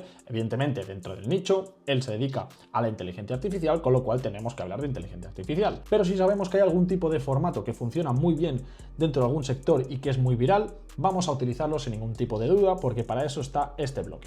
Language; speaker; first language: Spanish; native; Spanish